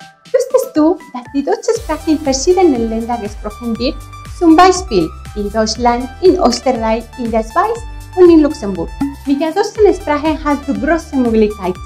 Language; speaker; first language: German; non-native, fluent; Spanish